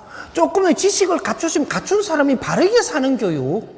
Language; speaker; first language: Korean; native; Korean